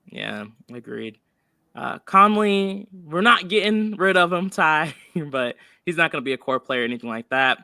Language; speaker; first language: English; native; English